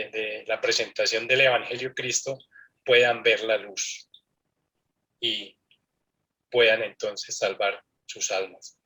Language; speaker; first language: Spanish; native; Spanish